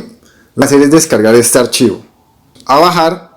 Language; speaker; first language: Spanish; native; Spanish